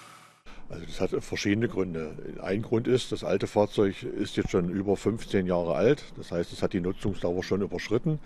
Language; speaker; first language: German; native; German